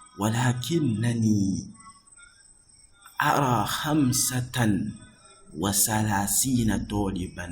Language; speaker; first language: Arabic; non-native, fluent; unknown